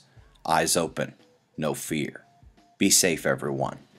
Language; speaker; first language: English; native; English